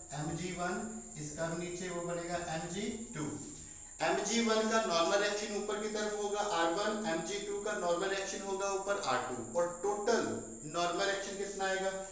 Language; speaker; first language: Hindi; non-native, local second language; Punjabi